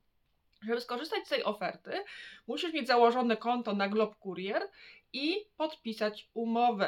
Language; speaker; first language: Polish; native; Polish